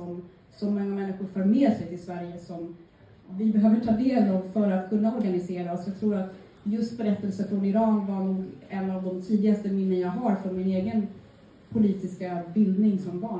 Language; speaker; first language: Swedish; native; Swedish